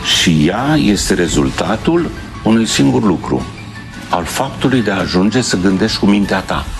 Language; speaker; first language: Romanian; native; Romanian